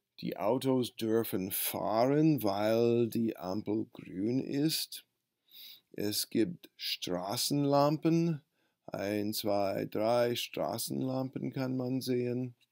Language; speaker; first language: German; non-native, fluent; English